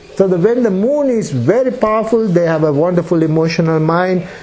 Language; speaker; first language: English; non-native, local second language; Sinhala